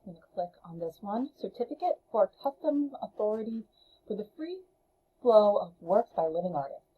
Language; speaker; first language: English; native; English